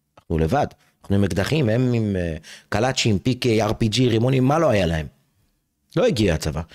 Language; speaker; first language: Hebrew; native; Hebrew